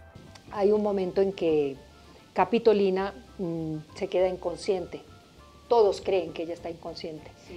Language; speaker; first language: Spanish; native; Spanish